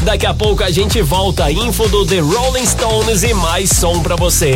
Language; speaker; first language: Portuguese; native; Portuguese